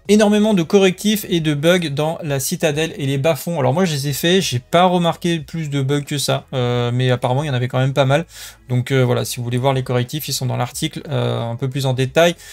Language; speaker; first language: French; native; French